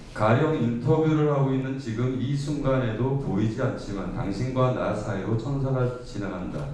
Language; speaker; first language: Korean; native; Korean